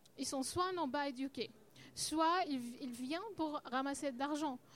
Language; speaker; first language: French; non-native, learner; Arabic